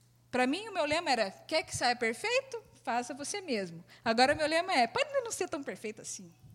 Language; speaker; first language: Portuguese; native; Portuguese